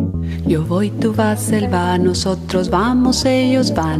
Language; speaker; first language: Spanish; non-native, learner; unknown